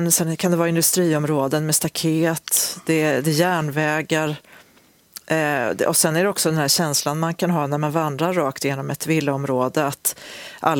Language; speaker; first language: Swedish; native; Swedish